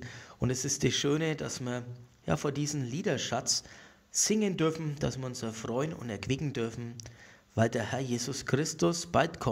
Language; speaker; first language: German; native; German